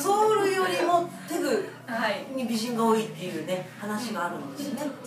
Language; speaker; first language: Japanese; native; Japanese